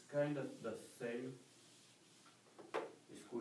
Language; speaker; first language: English; non-native, learner; Spanish